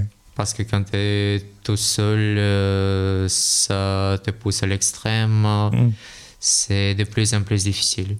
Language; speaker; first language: French; non-native, fluent; Russian